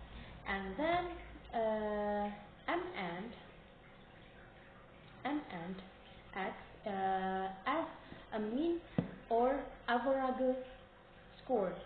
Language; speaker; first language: English; non-native, learner; Indonesian